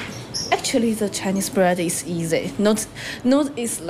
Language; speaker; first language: English; non-native, learner; Chinese